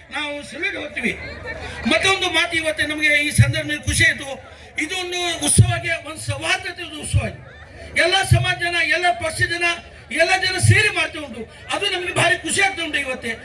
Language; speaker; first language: Kannada; non-native, local second language; Konkani